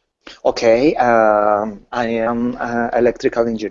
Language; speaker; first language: English; non-native, learner; Spanish